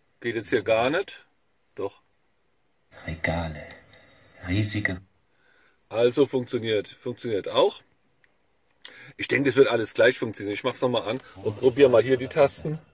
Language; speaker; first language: German; native; German